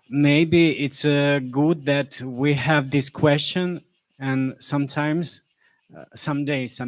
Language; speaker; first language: English; non-native, learner; Russian